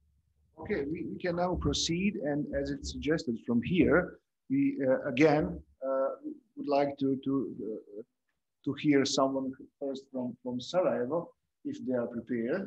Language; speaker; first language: English; non-native, fluent; Croatian